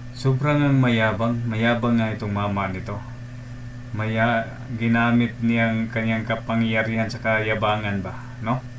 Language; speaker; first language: Filipino; non-native, local second language; Cebuano